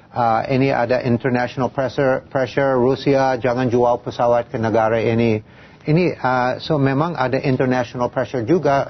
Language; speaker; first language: Indonesian; non-native, fluent; English